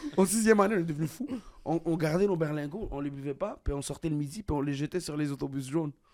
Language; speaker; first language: French; early bilingual, other home language; Arabic